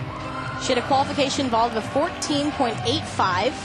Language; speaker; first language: English; native; English